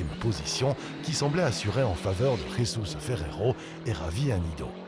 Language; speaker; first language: French; native; French